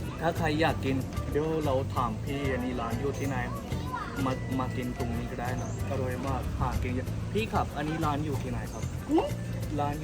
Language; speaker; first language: Thai; non-native, learner; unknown